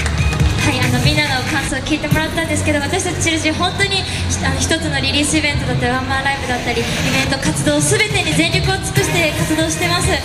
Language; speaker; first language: Japanese; native; Japanese